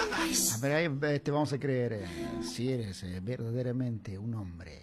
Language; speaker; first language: Spanish; native; Spanish